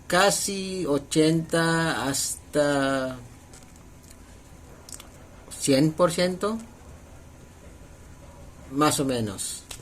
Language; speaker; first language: Spanish; non-native, learner; Filipino